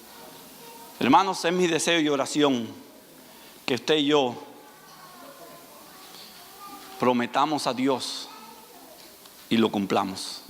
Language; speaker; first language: Spanish; native; Spanish